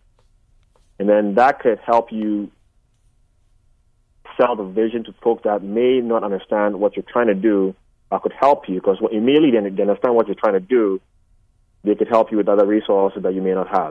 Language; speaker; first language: English; non-native, local second language; Akan